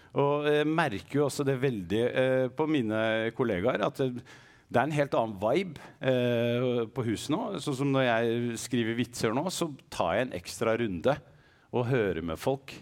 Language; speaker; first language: Norwegian; early bilingual, other home language; Arabic